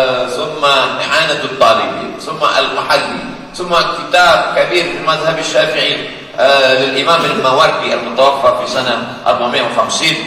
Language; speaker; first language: Arabic; non-native, fluent; Indonesian